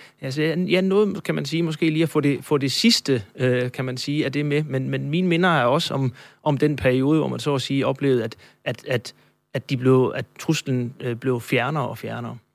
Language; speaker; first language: Danish; native; Danish